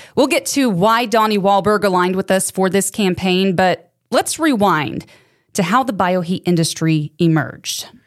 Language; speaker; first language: English; native; English